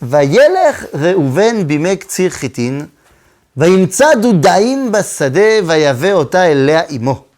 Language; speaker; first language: Hebrew; non-native, fluent; French